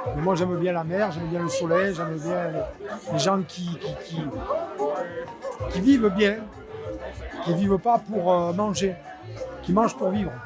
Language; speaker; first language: French; native; French